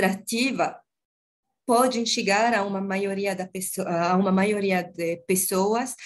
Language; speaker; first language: Portuguese; non-native, learner; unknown